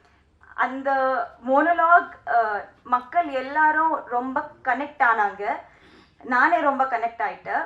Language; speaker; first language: Tamil; non-native, learner; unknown